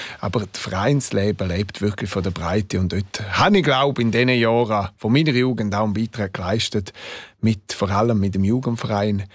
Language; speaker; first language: German; non-native, local second language; Romansh